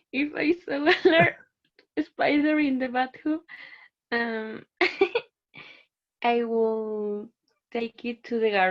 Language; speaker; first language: English; non-native, learner; Spanish